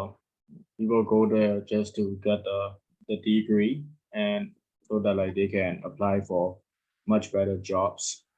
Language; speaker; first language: English; non-native, fluent; Burmese